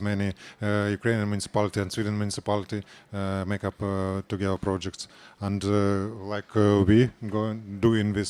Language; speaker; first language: English; non-native, learner; Ukrainian